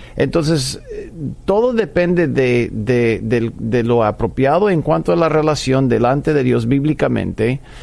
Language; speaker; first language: Spanish; non-native, fluent; English